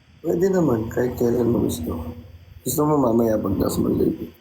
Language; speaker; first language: Filipino; native; Filipino